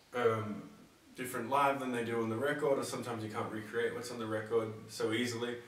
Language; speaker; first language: English; native; English